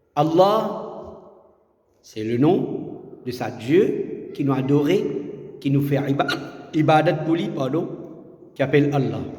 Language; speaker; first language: French; non-native, learner; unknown